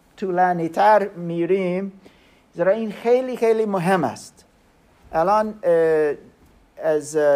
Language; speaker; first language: Persian; non-native, learner; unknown